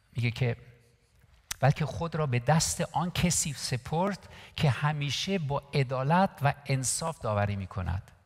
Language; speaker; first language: Persian; non-native, local second language; Armenian